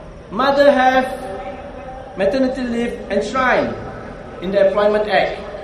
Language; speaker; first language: English; non-native, local second language; Malay